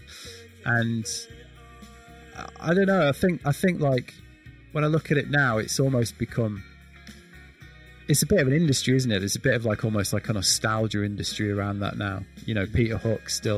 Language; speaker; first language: English; native; English